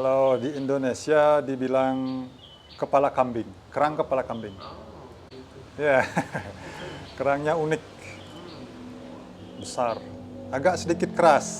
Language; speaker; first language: Indonesian; non-native, local second language; Balinese